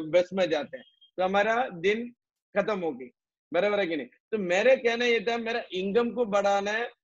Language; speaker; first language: Hindi; non-native, local second language; Malayalam